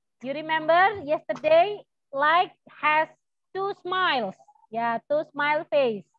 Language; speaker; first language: English; non-native, learner; Indonesian